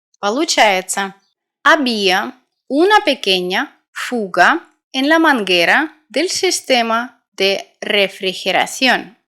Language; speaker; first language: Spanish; non-native, fluent; Russian